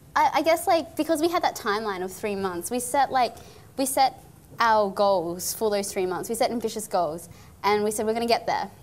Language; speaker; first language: English; native; English